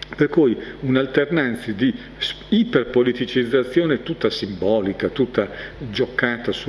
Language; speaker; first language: Italian; native; Italian